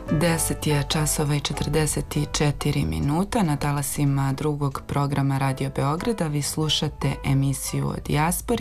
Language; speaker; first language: Serbian; native; Serbian